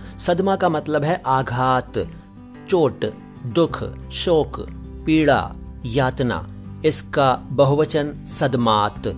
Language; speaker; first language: Hindi; native; Hindi